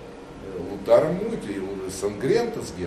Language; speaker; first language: Portuguese; non-native, learner; Russian